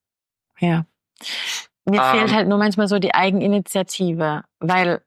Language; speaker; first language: German; native; German